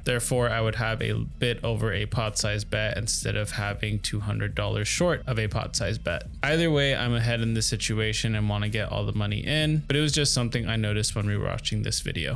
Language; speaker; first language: English; native; English